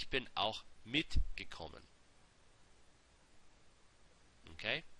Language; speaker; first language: German; non-native, fluent; English